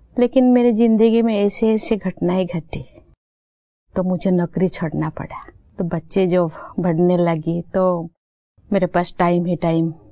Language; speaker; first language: Hindi; non-native, local second language; Santali